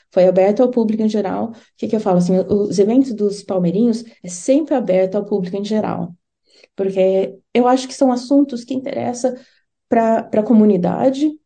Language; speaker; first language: Portuguese; native; Portuguese